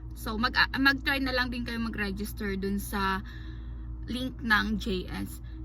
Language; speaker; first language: Filipino; native; Filipino